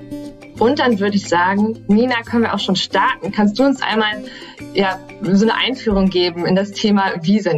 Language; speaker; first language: German; native; German